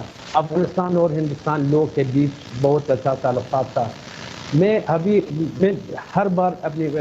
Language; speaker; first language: Hindi; non-native, fluent; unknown